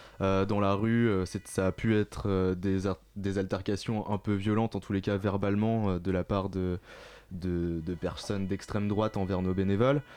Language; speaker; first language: French; native; French